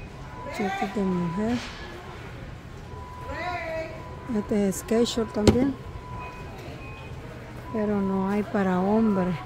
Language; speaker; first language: Spanish; native; Spanish